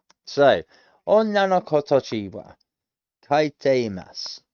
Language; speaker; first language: Japanese; non-native, learner; English